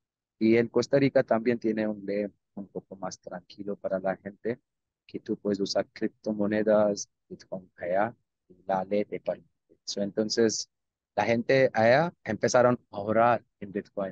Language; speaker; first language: Spanish; non-native, learner; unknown